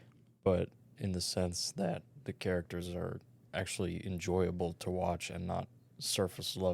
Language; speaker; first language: English; native; English